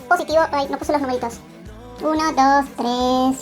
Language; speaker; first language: Spanish; native; Spanish